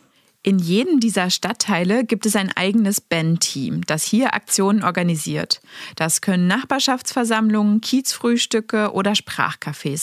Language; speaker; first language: German; native; German